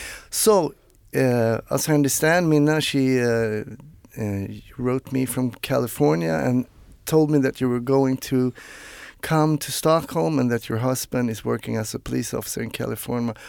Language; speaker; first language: English; non-native, fluent; Swedish